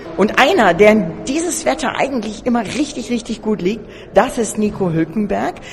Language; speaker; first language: German; native; German